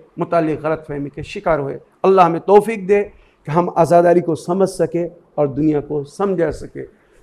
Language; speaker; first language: Hindi; native; Hindi